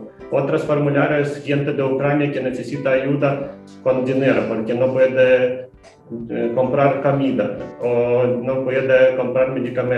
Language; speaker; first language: Spanish; non-native, fluent; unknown